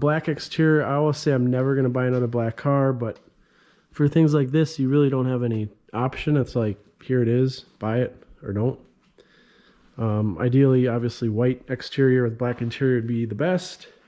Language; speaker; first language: English; native; English